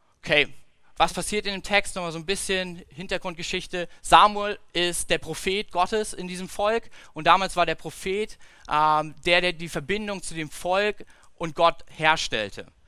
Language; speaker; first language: German; native; German